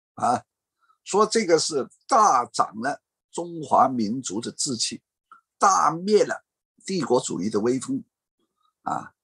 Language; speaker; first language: Chinese; non-native, fluent; Cantonese